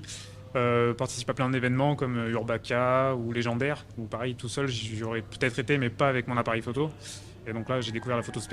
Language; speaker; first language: French; native; French